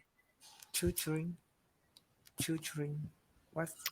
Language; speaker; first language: English; non-native, learner; Vietnamese